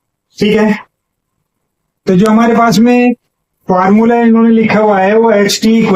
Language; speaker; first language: Hindi; native; Hindi